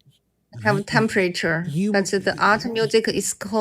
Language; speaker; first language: English; non-native, learner; Chinese